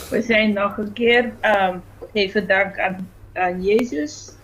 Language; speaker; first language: Dutch; non-native, fluent; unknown